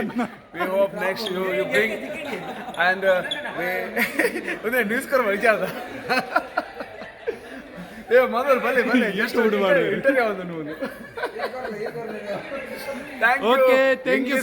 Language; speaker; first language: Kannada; non-native, local second language; Tulu